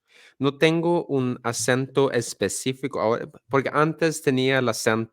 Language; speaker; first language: Spanish; non-native, fluent; Swedish